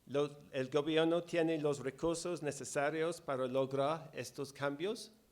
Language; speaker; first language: Spanish; non-native, fluent; English